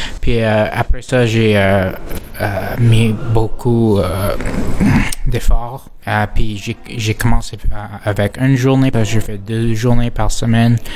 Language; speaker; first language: French; non-native, local second language; English